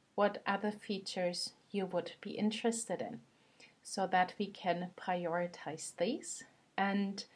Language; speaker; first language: English; non-native, fluent; German